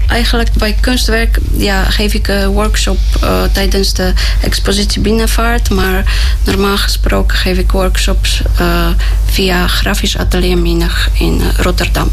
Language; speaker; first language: Dutch; non-native, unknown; Polish